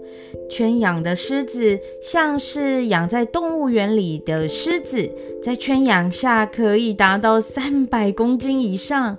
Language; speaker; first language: Chinese; native; Chinese